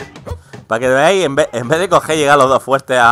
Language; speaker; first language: Spanish; native; Spanish